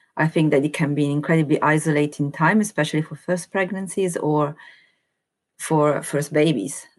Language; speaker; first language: English; non-native, fluent; Italian